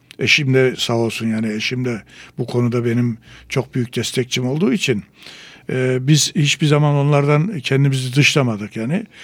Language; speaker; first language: Turkish; native; Turkish